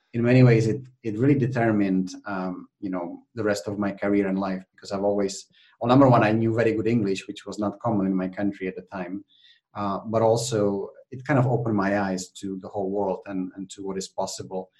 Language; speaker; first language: English; non-native, fluent; Czech